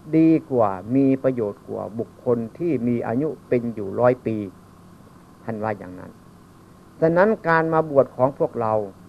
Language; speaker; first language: Thai; non-native, local second language; Northeastern Thai